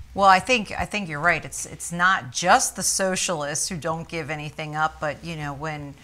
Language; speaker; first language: English; native; English